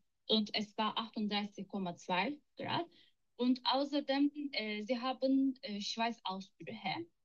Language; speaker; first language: German; non-native, learner; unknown